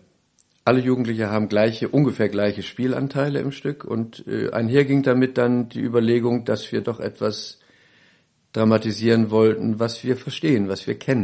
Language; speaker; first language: German; native; German